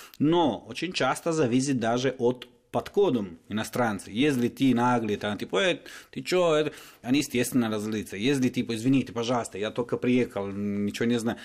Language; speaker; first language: Russian; non-native, fluent; Italian